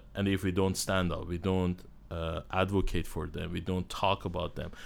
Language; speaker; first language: English; non-native, learner; Armenian